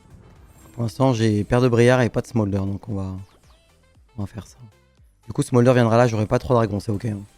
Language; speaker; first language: French; native; French